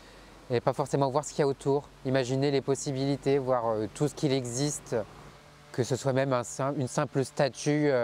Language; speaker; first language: French; native; French